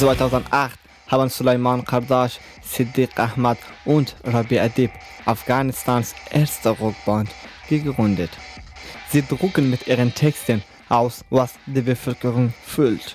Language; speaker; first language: German; non-native, fluent; Persian